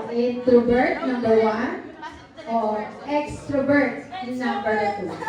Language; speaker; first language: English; non-native, local second language; Filipino